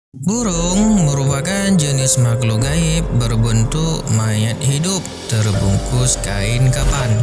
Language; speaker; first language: Malay; non-native, local second language; Achinese